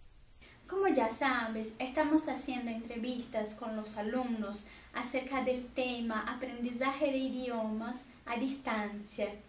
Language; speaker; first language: Spanish; non-native, fluent; Portuguese